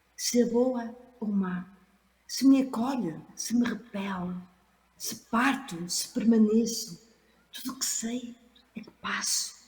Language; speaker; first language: Portuguese; native; Portuguese